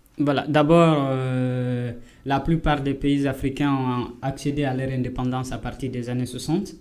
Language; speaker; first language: French; non-native, local second language; Fula